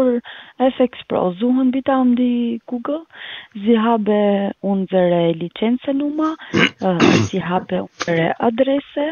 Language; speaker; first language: German; non-native, learner; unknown